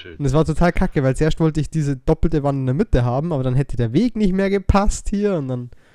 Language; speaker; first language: German; native; German